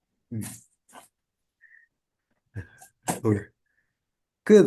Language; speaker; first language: Chinese; non-native, learner; Indonesian